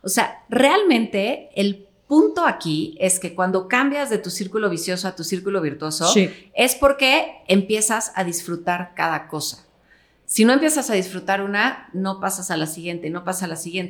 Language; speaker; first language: Spanish; native; Spanish